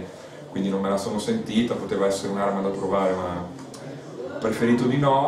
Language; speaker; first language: Italian; native; Italian